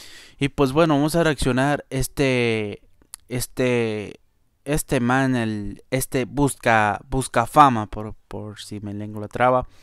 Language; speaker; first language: Spanish; native; Spanish